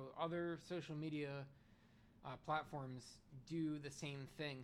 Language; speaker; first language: English; native; English